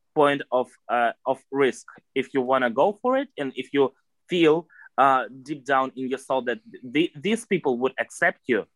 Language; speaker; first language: English; non-native, fluent; Russian